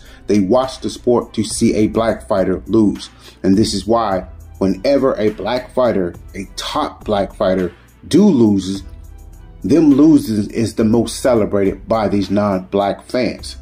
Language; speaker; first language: English; native; English